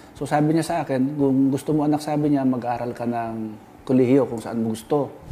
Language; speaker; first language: Filipino; non-native, local second language; Hiligaynon